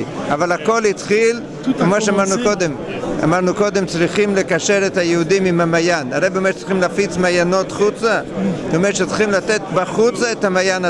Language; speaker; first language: Hebrew; non-native, fluent; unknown